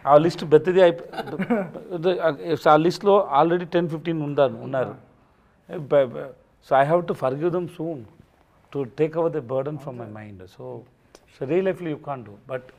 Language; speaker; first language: Telugu; non-native, learner; Tamil